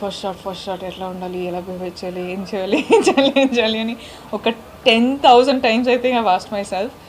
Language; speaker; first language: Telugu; non-native, local second language; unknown